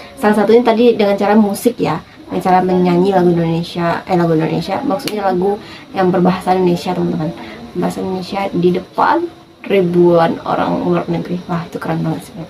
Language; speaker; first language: Indonesian; native; Indonesian